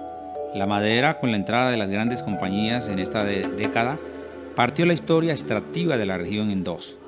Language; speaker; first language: Spanish; native; Spanish